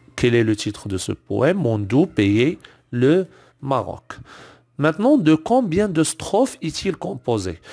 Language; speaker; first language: French; non-native, local second language; Arabic